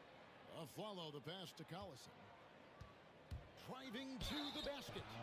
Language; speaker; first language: English; native; English